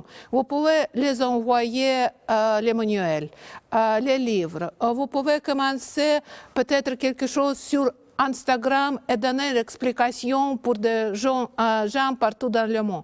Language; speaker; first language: French; non-native, learner; Russian